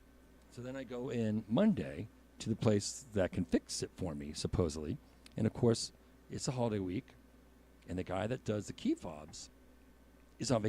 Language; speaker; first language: English; native; English